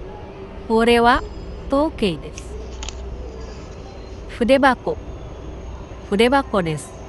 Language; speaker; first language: Japanese; non-native, fluent; Indonesian